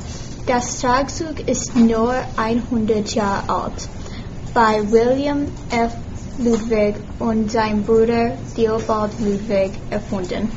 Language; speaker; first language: German; non-native, learner; English